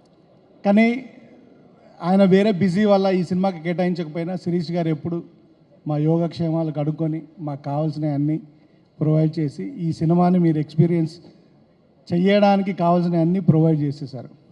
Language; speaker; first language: Telugu; native; Telugu